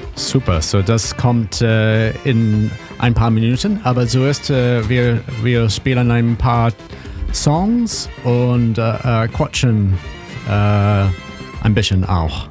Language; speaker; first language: German; non-native, learner; English